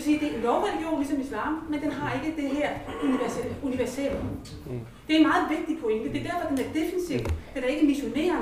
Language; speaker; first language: Danish; native; Danish